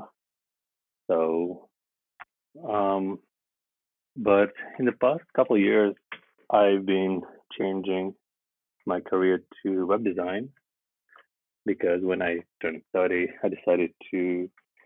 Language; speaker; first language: English; non-native, fluent; Russian